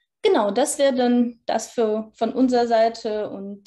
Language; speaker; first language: German; non-native, fluent; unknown